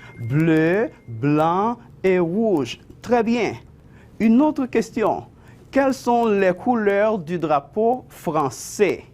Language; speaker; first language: French; non-native, fluent; Spanish